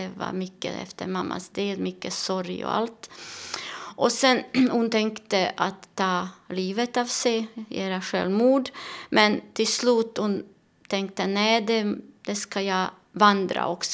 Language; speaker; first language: Swedish; non-native, learner; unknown